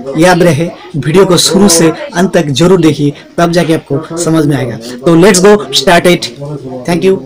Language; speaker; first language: Hindi; native; Hindi